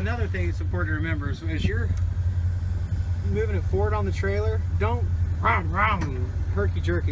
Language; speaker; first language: English; native; English